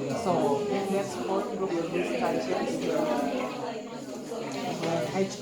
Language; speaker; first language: English; non-native, learner; Indonesian